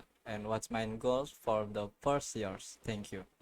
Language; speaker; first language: English; non-native, learner; Indonesian